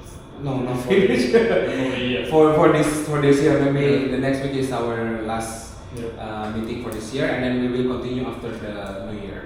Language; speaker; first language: English; non-native, local second language; Indonesian